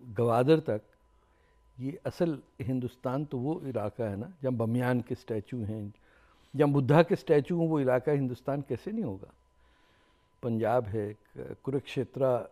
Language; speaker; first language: Urdu; native; Urdu